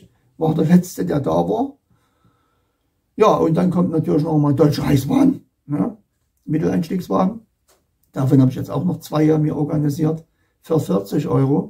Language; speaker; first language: German; native; German